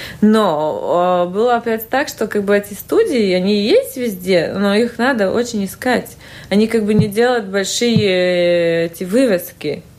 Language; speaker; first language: Russian; non-native, local second language; Latvian